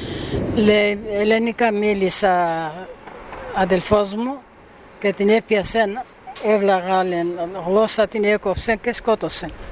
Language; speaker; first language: Greek; early bilingual, heritage; Greek